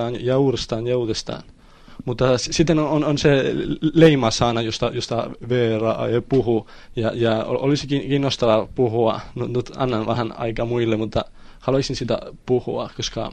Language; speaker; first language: Finnish; non-native, learner; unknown